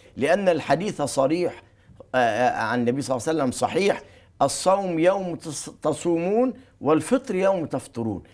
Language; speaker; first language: Arabic; native; Arabic